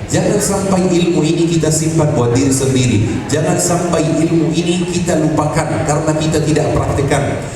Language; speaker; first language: Indonesian; non-native, fluent; Arabic